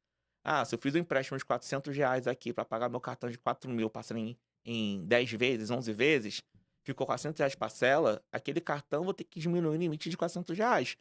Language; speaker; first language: Portuguese; native; Portuguese